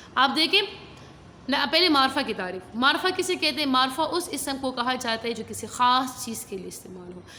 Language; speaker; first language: Urdu; non-native, local second language; Pashto